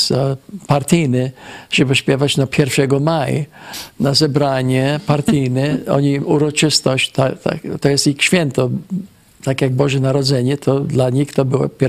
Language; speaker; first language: Polish; non-native, fluent; English